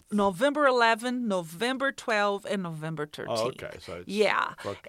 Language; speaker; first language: English; non-native, fluent; Portuguese